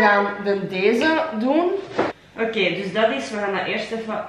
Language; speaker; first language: Dutch; native; Dutch